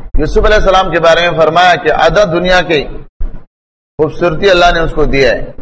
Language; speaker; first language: Urdu; non-native, local second language; Pashto